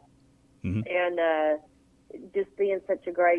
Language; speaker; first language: English; native; English